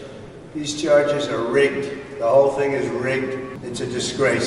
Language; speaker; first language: English; native; English